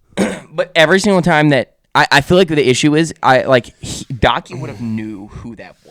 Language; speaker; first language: English; native; English